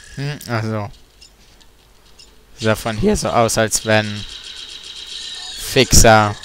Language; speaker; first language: German; native; German